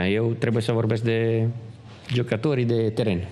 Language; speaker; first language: Romanian; non-native, learner; Italian